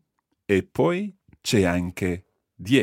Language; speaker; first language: Italian; non-native, fluent; English